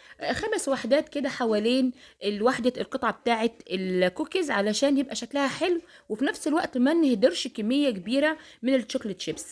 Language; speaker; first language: Arabic; native; Arabic